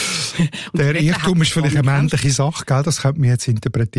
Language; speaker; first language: German; native; German